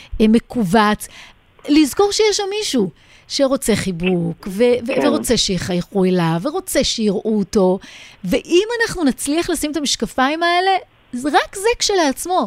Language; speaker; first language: Hebrew; native; Hebrew